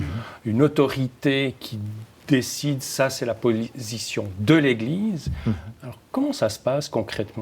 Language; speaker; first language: French; native; French